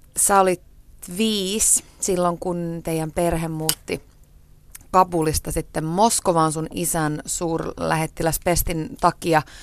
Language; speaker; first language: Finnish; native; Finnish